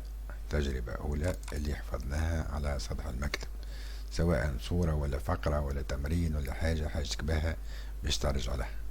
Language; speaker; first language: Arabic; native; Arabic